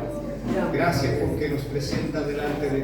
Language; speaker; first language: Spanish; native; Spanish